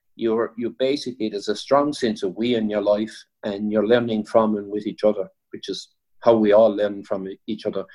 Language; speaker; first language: English; native; English